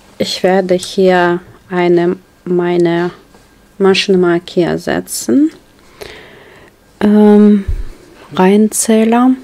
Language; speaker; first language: German; non-native, learner; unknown